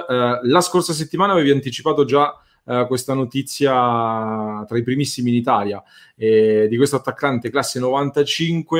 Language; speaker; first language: Italian; native; Italian